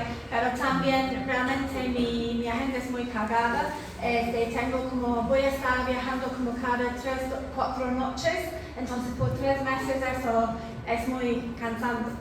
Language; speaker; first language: Spanish; non-native, learner; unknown